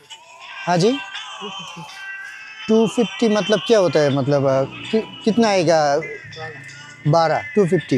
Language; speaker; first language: Hindi; non-native, learner; Bangla